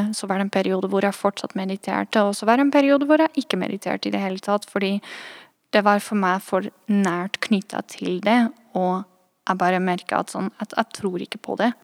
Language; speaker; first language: Norwegian; non-native, fluent; Dutch